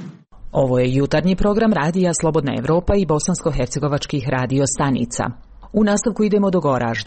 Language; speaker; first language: Serbian; native; Serbian